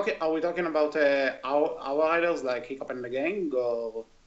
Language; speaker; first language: English; native; English